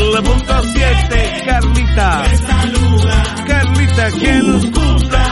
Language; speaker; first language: Spanish; native; Spanish